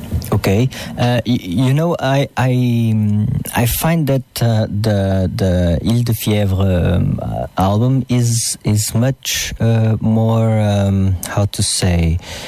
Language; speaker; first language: English; non-native, fluent; Portuguese